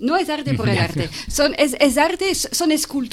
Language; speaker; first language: Spanish; non-native, fluent; French